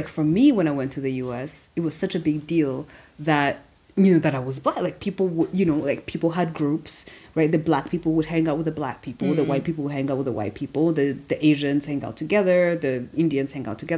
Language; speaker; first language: English; non-native, local second language; Kinyarwanda